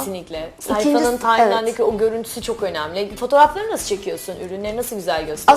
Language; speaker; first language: Turkish; native; Turkish